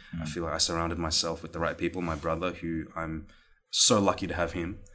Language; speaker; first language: English; native; English